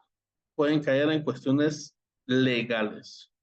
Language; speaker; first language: Spanish; native; Spanish